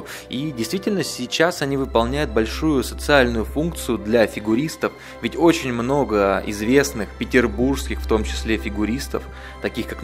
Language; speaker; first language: Russian; native; Russian